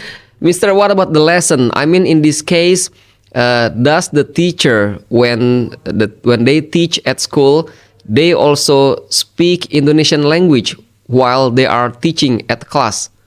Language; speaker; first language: English; non-native, fluent; Indonesian